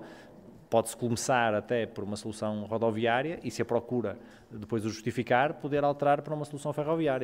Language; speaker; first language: Portuguese; native; Portuguese